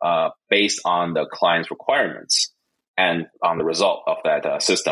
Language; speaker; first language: English; non-native, fluent; Chinese